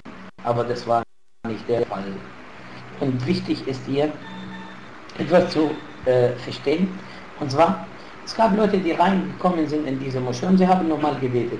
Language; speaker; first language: German; non-native, fluent; Arabic